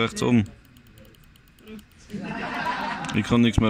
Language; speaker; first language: German; native; German